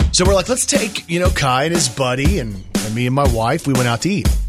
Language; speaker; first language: English; native; English